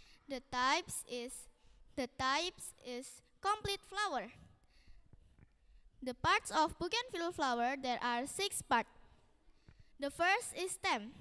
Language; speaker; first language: English; non-native, learner; Indonesian